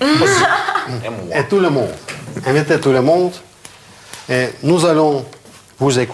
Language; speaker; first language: French; non-native, fluent; Russian